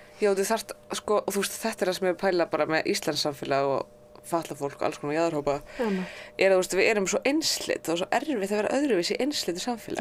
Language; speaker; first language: Icelandic; native; Icelandic